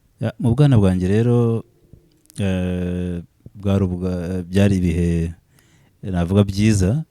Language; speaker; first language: Kinyarwanda; early bilingual, heritage; Kinyarwanda